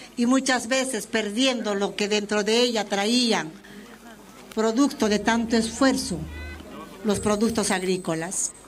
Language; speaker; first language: Spanish; native; Spanish